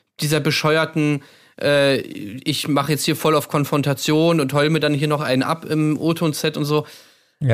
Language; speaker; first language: German; native; German